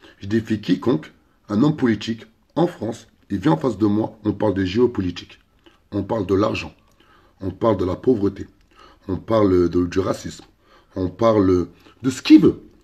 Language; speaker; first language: French; early bilingual, other home language; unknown